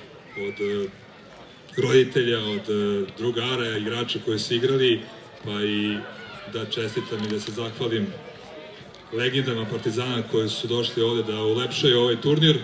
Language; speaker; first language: Croatian; native; Croatian